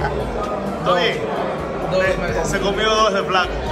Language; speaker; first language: Spanish; native; Spanish